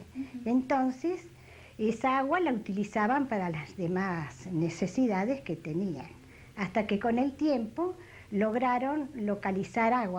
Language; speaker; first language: Spanish; native; Spanish